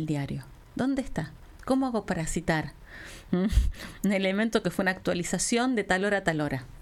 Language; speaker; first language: Spanish; native; Spanish